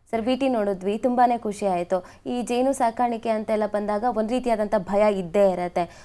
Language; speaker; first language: Kannada; native; Kannada